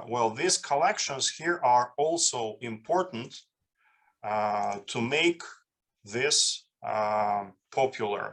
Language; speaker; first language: English; non-native, fluent; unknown